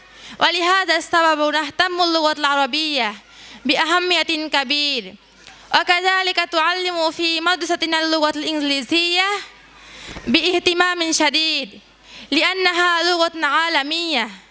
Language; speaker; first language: Arabic; non-native, learner; Bangla